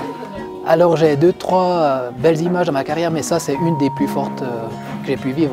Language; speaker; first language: French; native; French